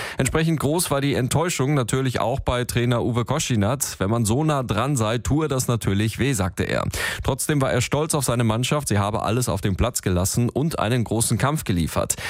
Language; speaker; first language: German; native; German